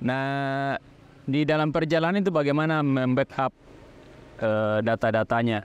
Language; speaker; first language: Indonesian; native; Indonesian